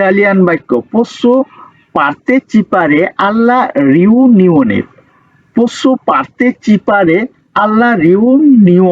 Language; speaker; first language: Italian; non-native, learner; Bangla